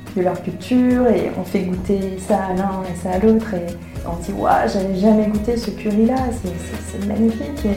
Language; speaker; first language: French; early bilingual, other home language; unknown